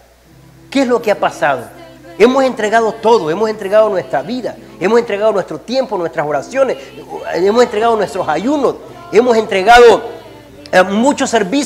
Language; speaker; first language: Spanish; native; Spanish